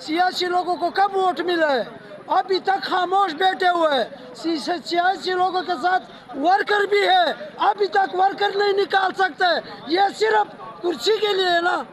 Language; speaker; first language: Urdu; non-native, local second language; Pashto